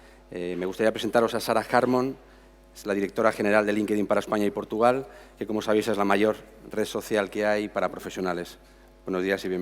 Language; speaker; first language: Spanish; native; Spanish